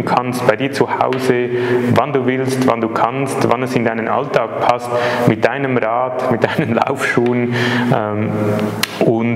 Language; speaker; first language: German; native; German